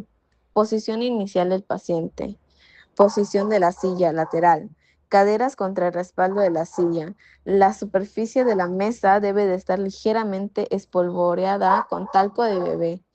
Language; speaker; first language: Spanish; native; Spanish